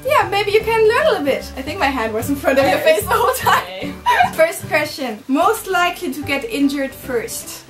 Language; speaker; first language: English; non-native, fluent; German